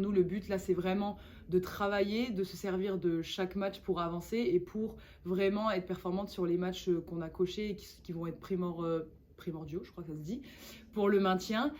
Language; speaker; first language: French; native; French